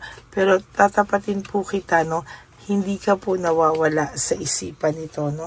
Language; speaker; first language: Filipino; native; Filipino